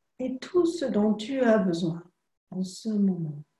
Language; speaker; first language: French; non-native, fluent; German